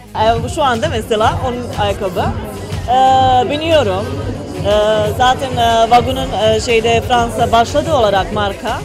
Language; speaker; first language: Turkish; non-native, fluent; Serbian